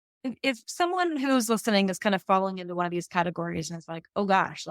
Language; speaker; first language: English; native; English